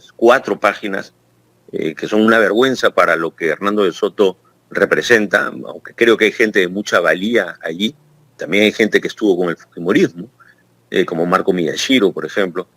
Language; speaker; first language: Spanish; native; Spanish